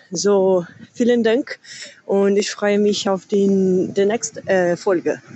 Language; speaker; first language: German; non-native, learner; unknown